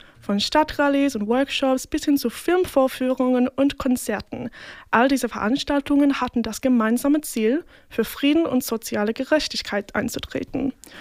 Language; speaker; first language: German; non-native, fluent; English